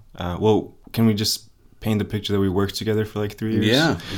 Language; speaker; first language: English; early bilingual, other home language; Polish